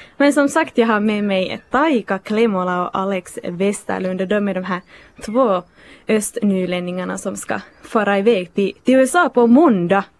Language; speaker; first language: Swedish; native; Swedish